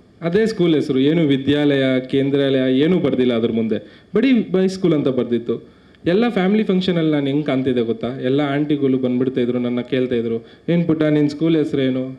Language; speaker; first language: Kannada; non-native, local second language; Marwari